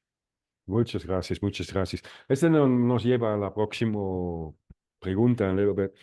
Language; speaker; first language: Spanish; non-native, fluent; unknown